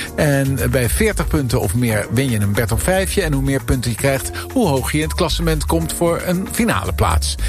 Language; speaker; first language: Dutch; native; Dutch